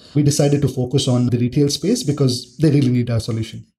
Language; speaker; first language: English; non-native, local second language; Hindi